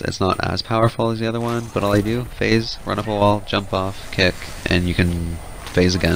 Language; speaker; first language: English; native; English